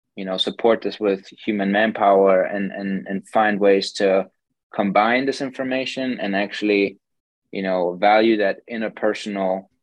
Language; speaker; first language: English; non-native, fluent; German